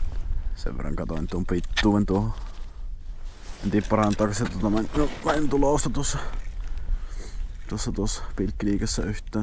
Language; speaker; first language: Finnish; native; Finnish